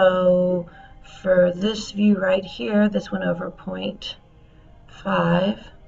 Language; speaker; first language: English; native; English